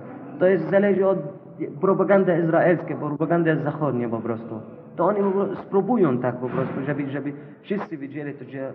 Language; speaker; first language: Polish; non-native, learner; Arabic